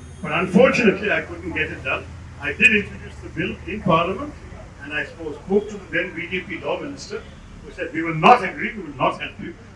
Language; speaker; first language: English; non-native, local second language; Malayalam